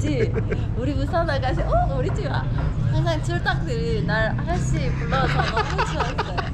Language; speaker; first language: Korean; non-native, learner; Persian